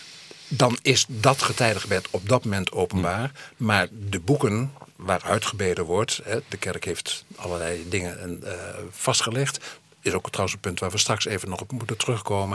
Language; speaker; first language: Dutch; native; Dutch